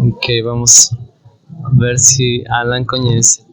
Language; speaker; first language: Spanish; non-native, fluent; Portuguese